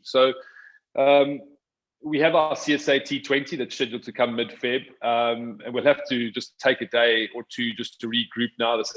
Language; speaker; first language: English; native; English